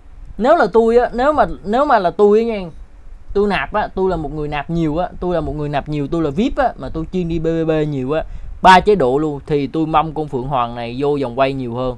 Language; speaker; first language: Vietnamese; native; Vietnamese